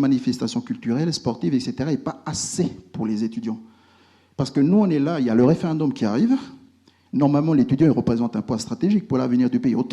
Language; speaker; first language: French; native; French